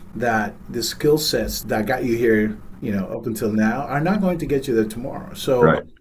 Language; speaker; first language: English; early bilingual, other home language; Spanish